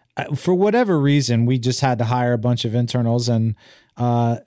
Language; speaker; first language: English; native; English